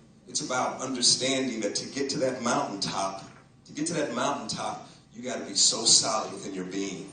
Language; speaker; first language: English; native; English